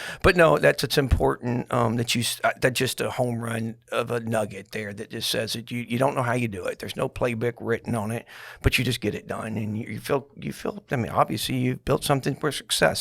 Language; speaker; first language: English; native; English